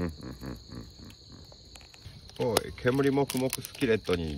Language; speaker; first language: Japanese; native; Japanese